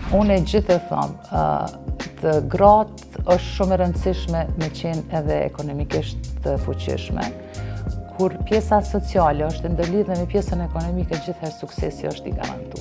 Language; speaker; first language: Albanian; native; Albanian